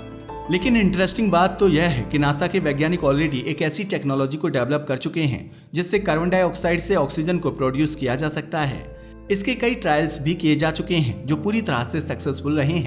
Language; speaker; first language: Hindi; native; Hindi